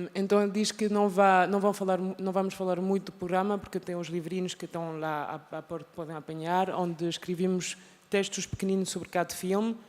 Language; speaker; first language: Portuguese; non-native, learner; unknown